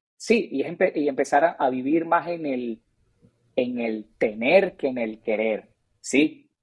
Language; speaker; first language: Spanish; native; Spanish